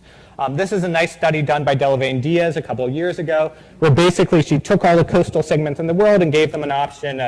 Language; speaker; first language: English; native; English